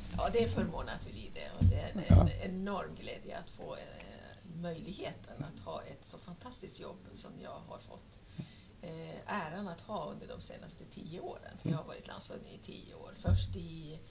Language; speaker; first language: Swedish; non-native, fluent; Persian